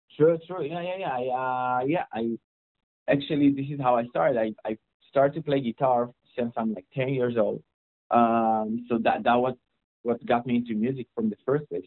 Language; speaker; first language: English; non-native, fluent; Hebrew